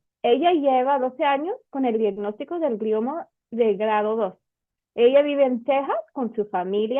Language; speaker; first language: Spanish; non-native, fluent; English